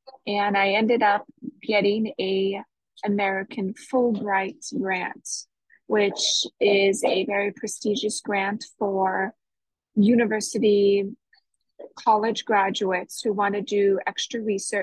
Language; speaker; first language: English; native; English